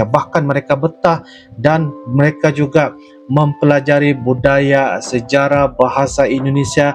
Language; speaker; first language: Indonesian; non-native, local second language; Malay